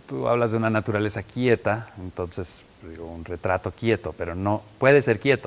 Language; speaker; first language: Spanish; native; Spanish